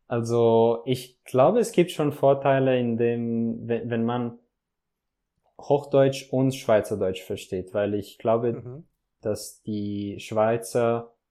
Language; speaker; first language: German; non-native, fluent; Italian